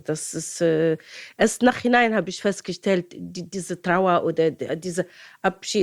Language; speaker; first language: German; non-native, fluent; Arabic